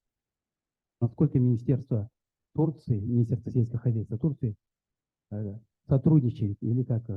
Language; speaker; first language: Russian; native; Russian